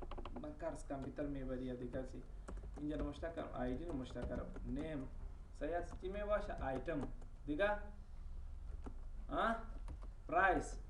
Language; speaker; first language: Persian; non-native, local second language; Pashto